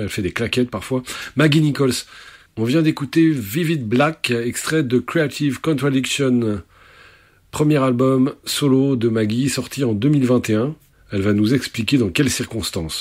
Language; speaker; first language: French; native; French